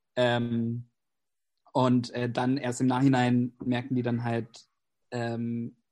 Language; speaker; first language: German; non-native, fluent; English